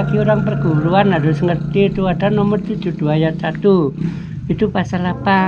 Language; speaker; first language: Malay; non-native, local second language; Javanese